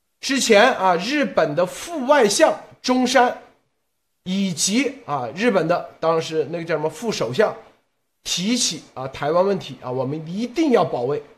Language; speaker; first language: Chinese; native; Chinese